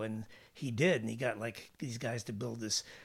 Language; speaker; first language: English; native; English